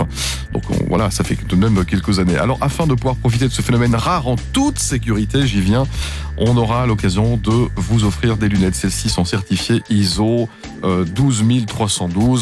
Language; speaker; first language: French; native; French